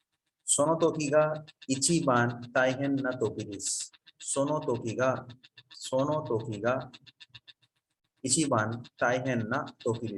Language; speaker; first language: Japanese; non-native, fluent; Urdu